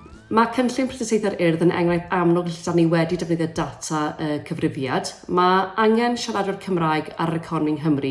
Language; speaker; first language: Welsh; native; Welsh